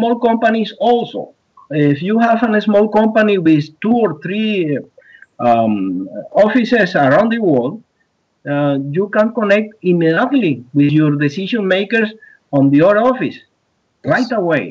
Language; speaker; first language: English; early bilingual, other home language; Spanish